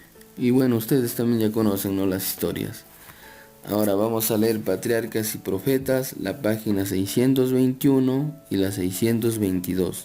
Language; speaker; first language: Spanish; native; Spanish